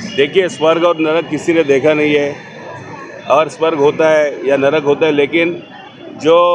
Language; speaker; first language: Hindi; non-native, local second language; Marathi